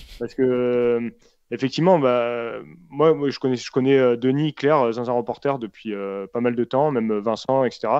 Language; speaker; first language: French; native; French